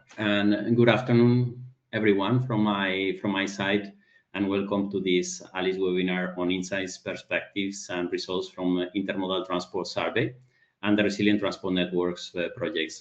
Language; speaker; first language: English; non-native, fluent; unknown